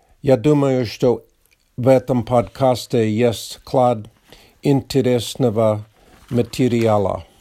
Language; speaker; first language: Russian; non-native, learner; English